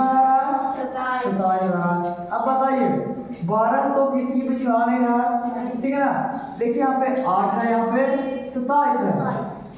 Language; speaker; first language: Hindi; native; Hindi